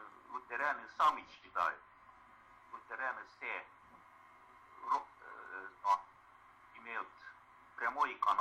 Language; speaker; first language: Russian; non-native, fluent; Estonian